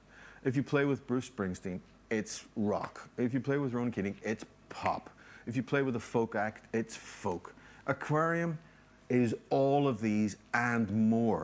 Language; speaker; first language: English; native; English